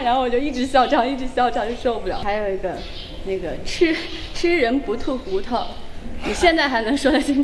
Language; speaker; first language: Chinese; native; Chinese